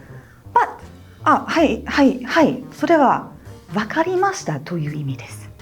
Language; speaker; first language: Japanese; non-native, fluent; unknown